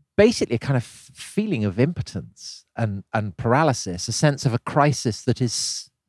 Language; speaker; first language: English; native; English